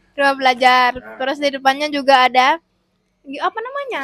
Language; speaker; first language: Indonesian; non-native, local second language; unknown